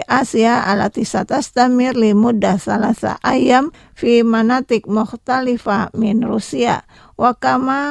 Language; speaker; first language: Arabic; non-native, fluent; Indonesian